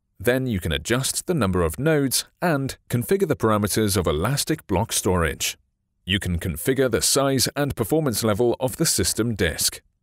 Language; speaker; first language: English; non-native, fluent; Chinese